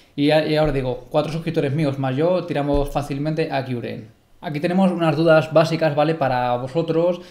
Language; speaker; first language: Spanish; native; Spanish